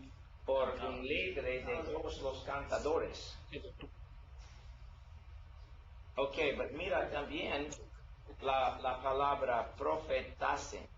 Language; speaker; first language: Spanish; non-native, learner; English